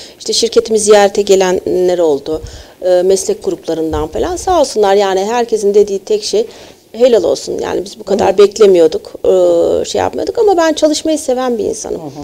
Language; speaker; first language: Turkish; native; Turkish